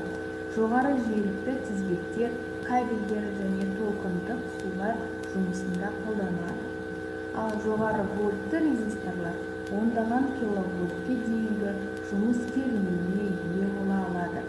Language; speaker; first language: Kazakh; native; Kazakh